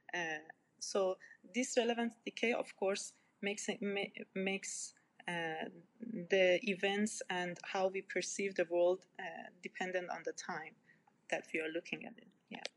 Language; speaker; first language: English; non-native, fluent; Persian